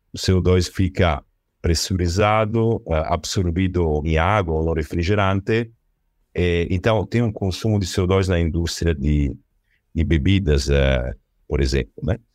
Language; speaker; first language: Portuguese; non-native, fluent; Italian